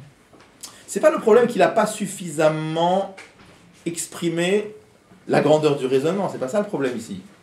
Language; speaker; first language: French; native; French